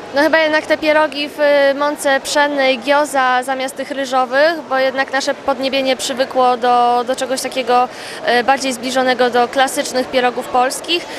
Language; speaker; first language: Polish; non-native, fluent; Chinese